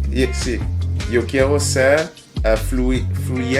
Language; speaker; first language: Spanish; non-native, learner; French